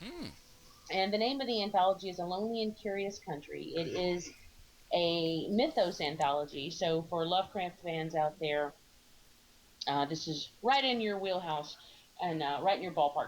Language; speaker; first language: English; native; English